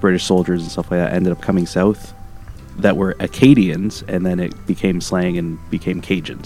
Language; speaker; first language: English; native; English